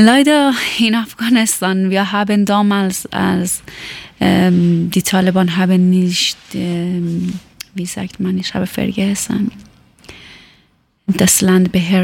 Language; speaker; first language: German; non-native, learner; Persian